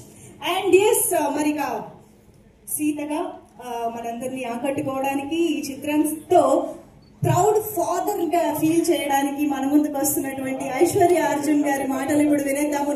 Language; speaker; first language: Telugu; native; Telugu